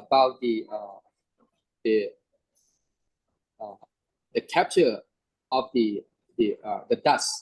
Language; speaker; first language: English; non-native, learner; Thai